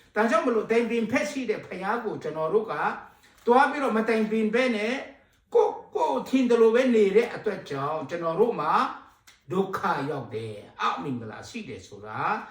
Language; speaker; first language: Burmese; non-native, local second language; S'gaw Karen